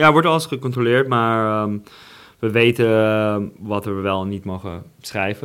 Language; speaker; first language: Dutch; non-native, fluent; Russian